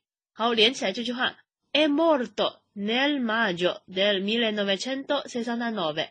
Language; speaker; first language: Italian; non-native, fluent; Chinese